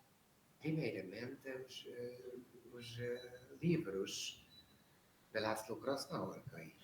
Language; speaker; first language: Portuguese; non-native, learner; Hungarian